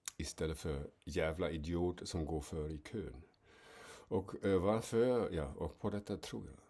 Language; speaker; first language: Swedish; non-native, fluent; German